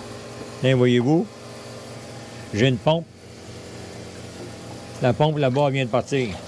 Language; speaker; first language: French; native; French